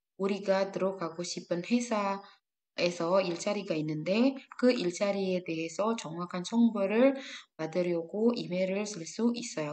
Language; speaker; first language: Korean; non-native, fluent; Indonesian